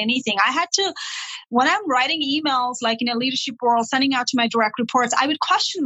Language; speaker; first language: English; non-native, local second language; Nepali